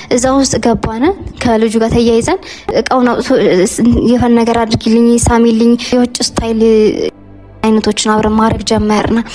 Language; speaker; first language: Amharic; native; Amharic